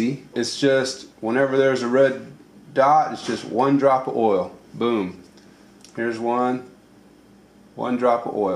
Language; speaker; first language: English; native; English